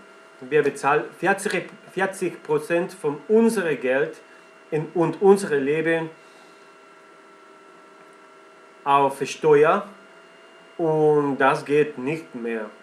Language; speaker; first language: German; non-native, learner; Spanish